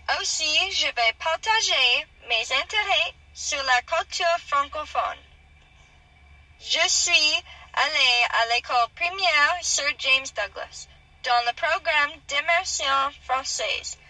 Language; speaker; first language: French; non-native, learner; English